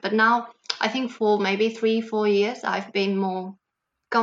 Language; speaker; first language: English; non-native, fluent; Catalan